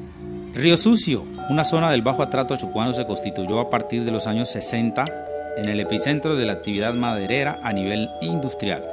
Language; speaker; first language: Spanish; native; Spanish